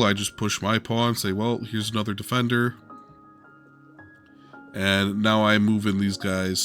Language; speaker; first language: English; native; English